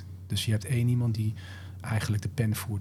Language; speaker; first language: Dutch; native; Dutch